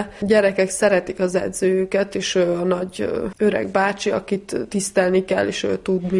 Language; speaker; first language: Hungarian; early bilingual, heritage; Hungarian